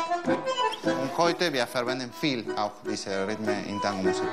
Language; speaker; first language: German; non-native, learner; Spanish